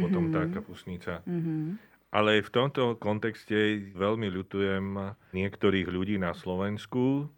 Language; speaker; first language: Slovak; native; Slovak